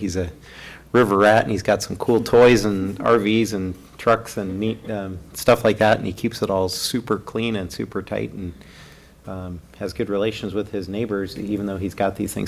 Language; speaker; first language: English; native; English